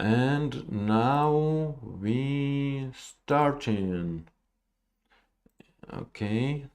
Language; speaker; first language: English; non-native, learner; Russian